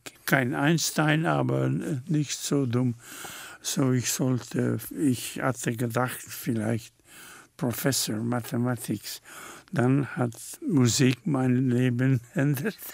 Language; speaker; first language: German; non-native, fluent; French